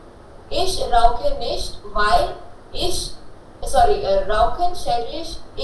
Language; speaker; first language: German; non-native, learner; Hindi